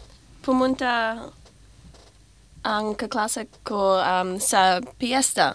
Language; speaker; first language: Filipino; non-native, learner; English